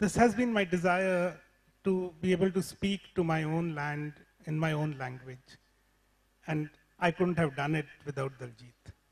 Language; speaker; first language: English; non-native, local second language; Punjabi